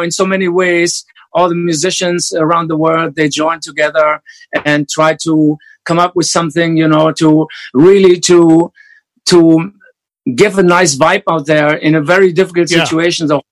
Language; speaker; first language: English; non-native, fluent; German